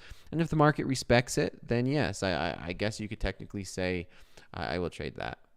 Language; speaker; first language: English; native; English